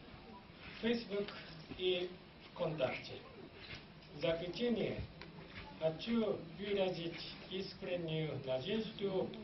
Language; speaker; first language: Russian; non-native, fluent; Japanese